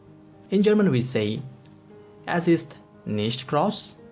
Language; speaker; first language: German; non-native, fluent; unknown